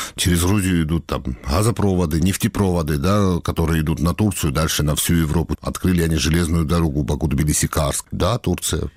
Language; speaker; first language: Russian; non-native, local second language; Georgian